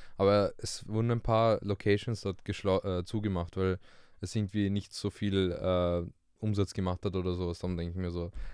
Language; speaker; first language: German; early bilingual, other home language; English